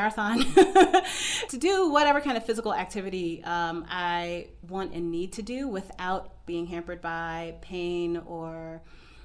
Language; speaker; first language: English; native; English